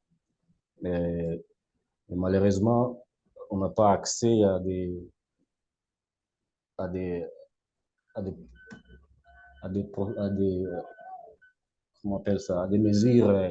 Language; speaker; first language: French; non-native, local second language; Lingala